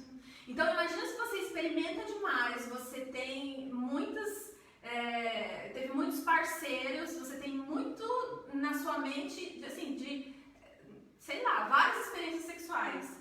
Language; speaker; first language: Portuguese; native; Portuguese